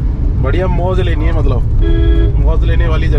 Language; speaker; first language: Hindi; native; Hindi